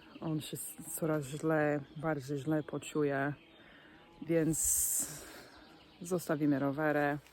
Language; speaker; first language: Polish; non-native, learner; English